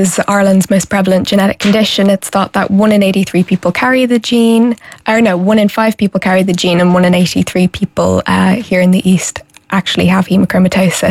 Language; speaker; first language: English; native; English